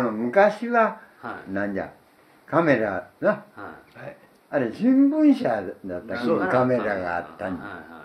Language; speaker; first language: Japanese; native; Japanese